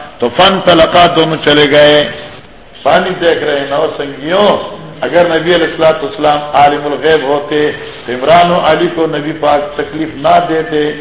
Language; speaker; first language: Urdu; non-native, local second language; Northern Hindko